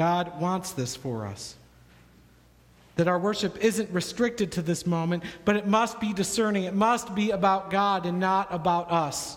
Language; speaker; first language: English; native; English